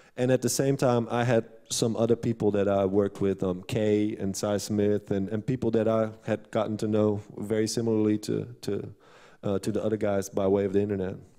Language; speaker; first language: English; non-native, fluent; Dutch